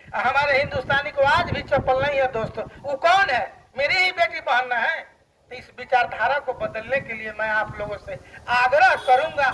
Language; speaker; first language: Hindi; native; Hindi